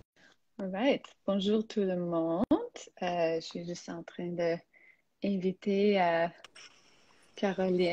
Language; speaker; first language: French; non-native, fluent; English